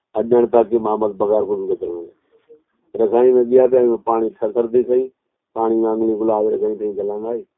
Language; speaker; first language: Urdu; non-native, local second language; Punjabi